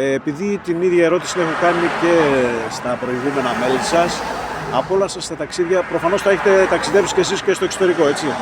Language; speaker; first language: Greek; native; Greek